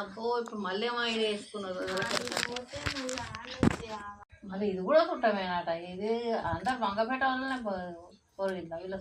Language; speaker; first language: Telugu; native; Telugu